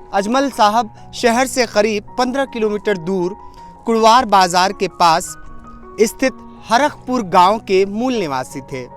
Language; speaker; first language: Hindi; native; Hindi